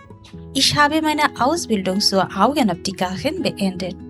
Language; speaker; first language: German; non-native, learner; Bangla